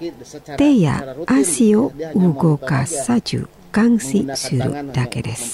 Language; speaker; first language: Japanese; non-native, learner; Indonesian